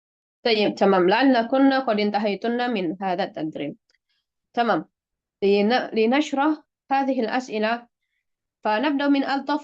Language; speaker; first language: Arabic; non-native, fluent; Indonesian